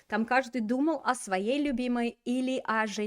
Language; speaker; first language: Russian; non-native, fluent; English